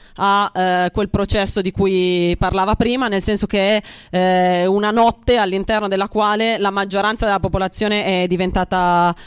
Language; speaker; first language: Italian; native; Italian